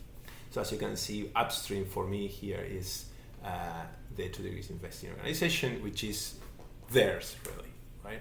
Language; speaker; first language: English; non-native, fluent; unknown